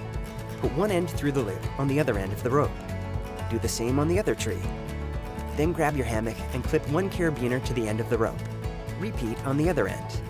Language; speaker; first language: English; native; English